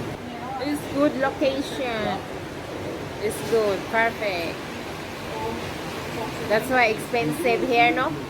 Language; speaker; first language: English; non-native, learner; Filipino